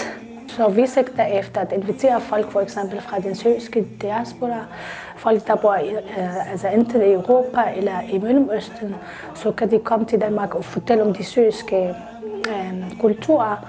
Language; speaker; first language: Danish; non-native, fluent; Arabic